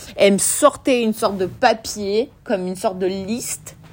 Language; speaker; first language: French; non-native, fluent; Russian